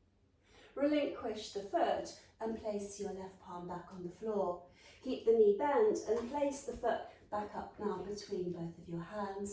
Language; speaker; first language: English; native; English